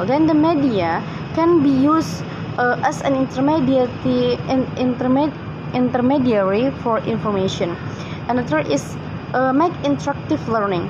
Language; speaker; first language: English; non-native, fluent; Indonesian